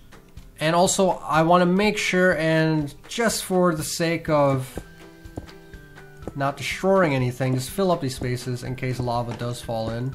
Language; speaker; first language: English; native; English